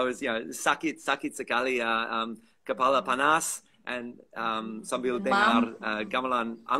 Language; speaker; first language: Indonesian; non-native, learner; English